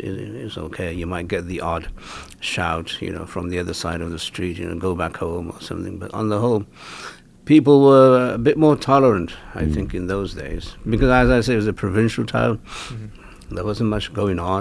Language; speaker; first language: English; native; English